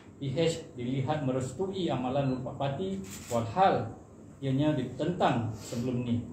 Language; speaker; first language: Malay; non-native, local second language; Chinese